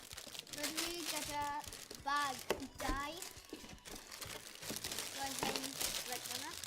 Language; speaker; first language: Welsh; non-native, local second language; English